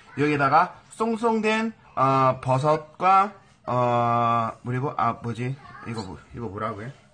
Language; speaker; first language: Korean; non-native, fluent; English